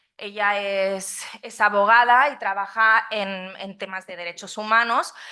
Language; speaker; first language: Spanish; non-native, local second language; Catalan